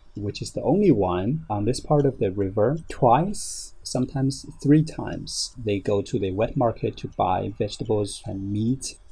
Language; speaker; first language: English; non-native, fluent; Chinese